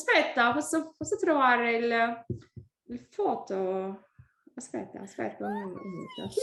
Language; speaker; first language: Italian; non-native, learner; English